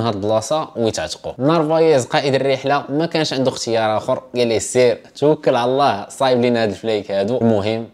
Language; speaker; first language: Arabic; native; Arabic